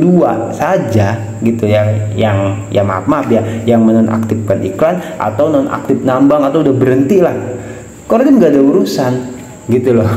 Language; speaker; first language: Indonesian; native; Indonesian